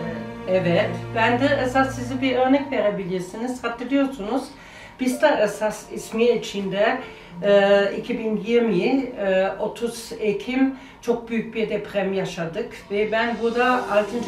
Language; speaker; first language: Turkish; non-native, learner; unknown